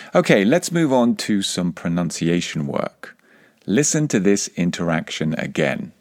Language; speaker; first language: English; native; English